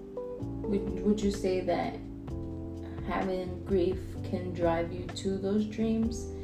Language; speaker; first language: English; native; English